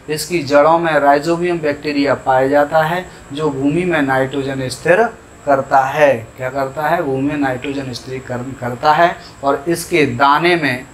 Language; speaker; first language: Hindi; native; Hindi